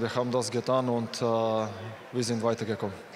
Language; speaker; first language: German; non-native, fluent; Bulgarian